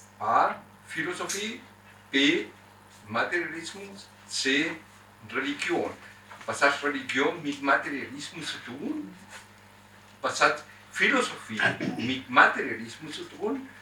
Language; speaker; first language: German; non-native, fluent; Spanish